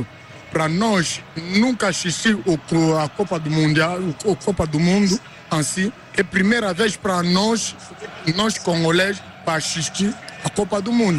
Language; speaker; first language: Portuguese; non-native, learner; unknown